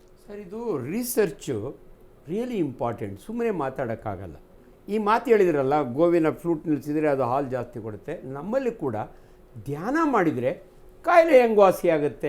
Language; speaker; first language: Kannada; native; Kannada